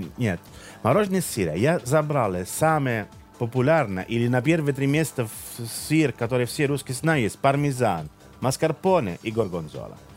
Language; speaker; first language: Russian; non-native, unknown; Italian